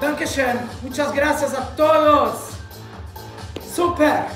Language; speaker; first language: Spanish; non-native, learner; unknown